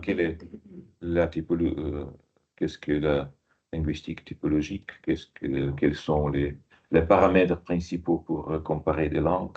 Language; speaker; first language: French; non-native, fluent; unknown